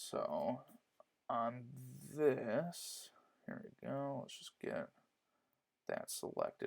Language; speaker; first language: English; native; English